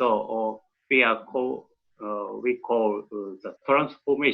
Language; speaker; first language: English; non-native, learner; Japanese